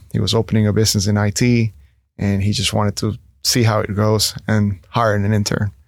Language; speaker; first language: English; non-native, fluent; Spanish